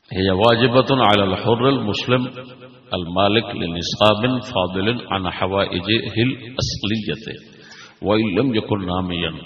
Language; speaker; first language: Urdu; non-native, local second language; Punjabi